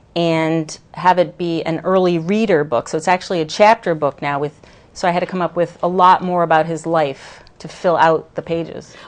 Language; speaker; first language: English; native; English